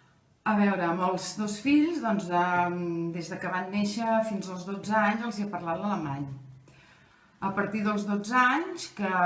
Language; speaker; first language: Catalan; non-native, fluent; German